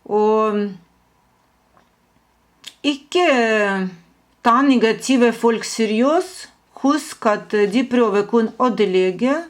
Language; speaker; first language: Norwegian; non-native, fluent; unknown